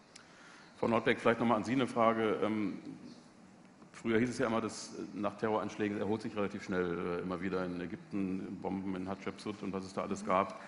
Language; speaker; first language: German; native; German